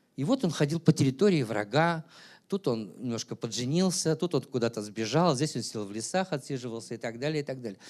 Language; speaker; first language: Russian; native; Russian